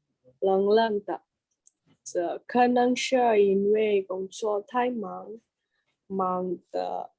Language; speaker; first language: Chinese; non-native, learner; Indonesian